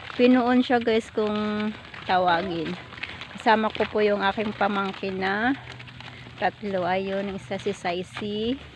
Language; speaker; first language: Filipino; non-native, local second language; Cebuano